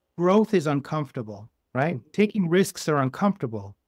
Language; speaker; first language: English; native; English